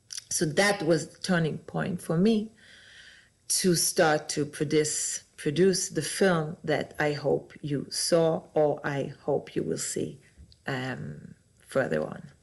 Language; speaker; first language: English; non-native, fluent; Hebrew